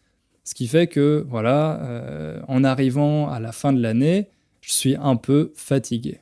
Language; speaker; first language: French; native; French